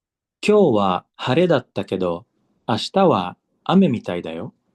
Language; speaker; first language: Japanese; non-native, fluent; Indonesian